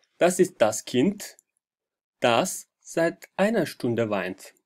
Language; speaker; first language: German; non-native, fluent; Turkish